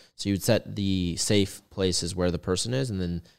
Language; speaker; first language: English; native; English